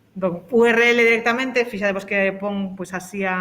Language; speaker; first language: Spanish; native; Spanish